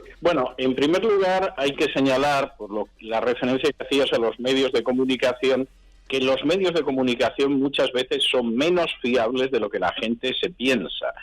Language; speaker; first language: Spanish; native; Spanish